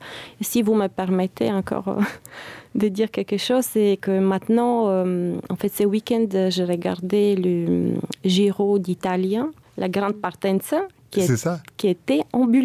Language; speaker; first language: French; non-native, fluent; Bulgarian